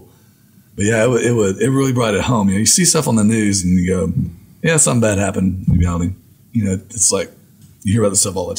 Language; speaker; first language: English; native; English